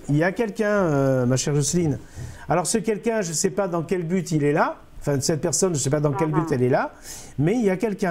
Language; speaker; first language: French; native; French